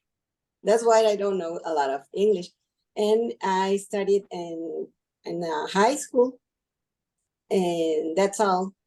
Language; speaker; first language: English; non-native, learner; Spanish